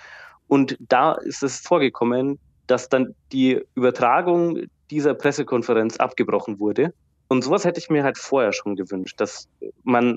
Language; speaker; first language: German; native; German